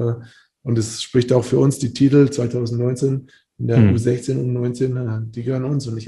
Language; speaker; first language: German; native; German